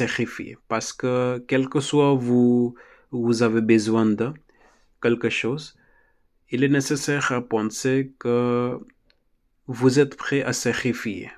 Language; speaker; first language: French; non-native, learner; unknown